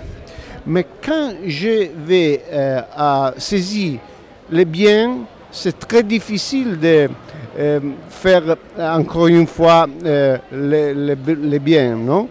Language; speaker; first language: French; non-native, learner; Italian